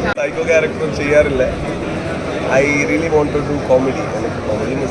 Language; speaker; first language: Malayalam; non-native, learner; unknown